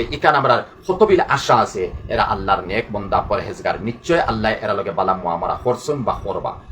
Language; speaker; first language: Bangla; non-native, local second language; Sylheti